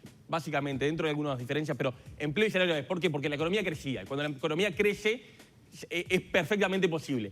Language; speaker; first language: Spanish; native; Spanish